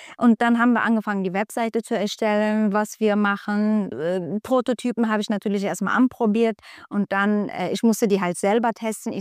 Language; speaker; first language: German; non-native, fluent; Turkish